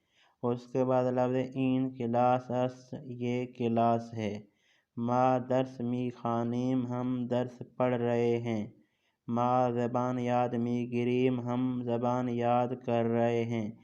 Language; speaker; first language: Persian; non-native, fluent; Urdu